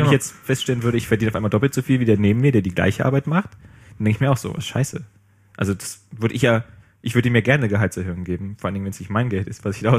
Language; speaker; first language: German; native; German